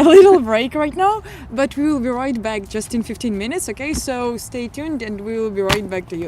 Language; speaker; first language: English; non-native, fluent; Russian